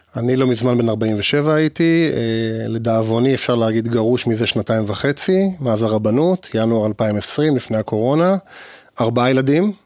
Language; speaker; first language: Hebrew; native; Hebrew